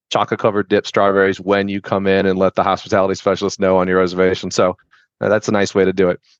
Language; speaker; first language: English; native; English